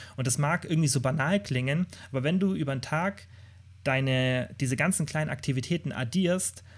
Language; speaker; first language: German; native; German